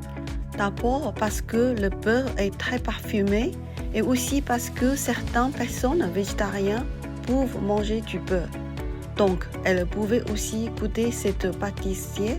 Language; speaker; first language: French; non-native, fluent; Chinese